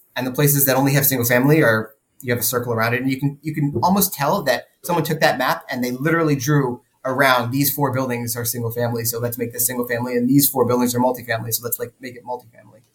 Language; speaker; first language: English; native; English